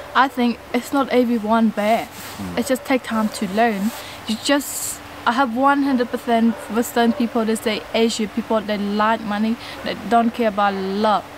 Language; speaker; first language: English; non-native, learner; Khmer